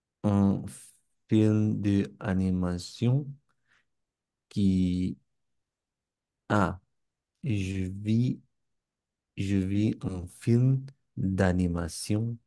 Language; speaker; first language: French; non-native, learner; English